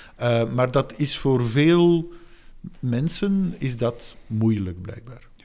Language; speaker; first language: Dutch; native; Dutch